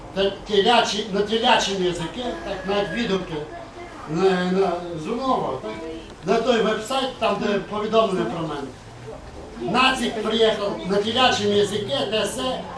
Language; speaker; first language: Ukrainian; native; Ukrainian